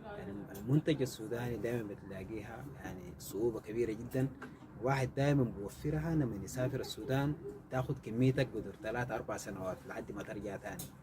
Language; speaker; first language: Arabic; native; Arabic